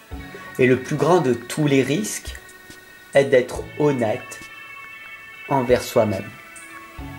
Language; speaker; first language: French; native; French